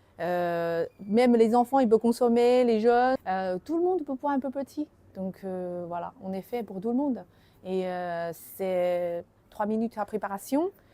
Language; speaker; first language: French; non-native, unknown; Chinese